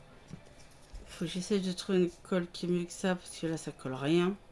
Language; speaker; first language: French; native; French